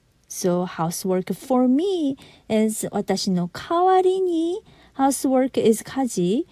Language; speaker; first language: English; non-native, fluent; Japanese